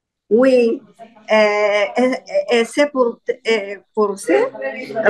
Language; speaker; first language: French; non-native, learner; Hebrew